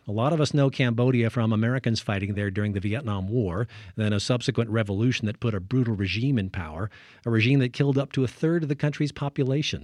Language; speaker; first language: English; native; English